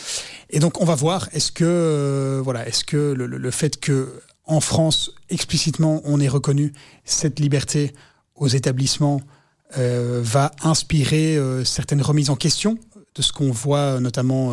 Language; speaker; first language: French; native; French